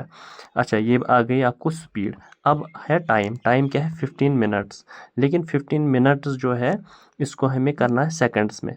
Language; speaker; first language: Hindi; non-native, local second language; Kashmiri